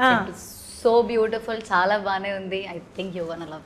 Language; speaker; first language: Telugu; non-native, learner; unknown